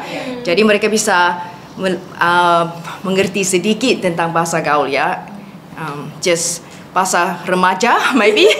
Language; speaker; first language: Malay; non-native, fluent; English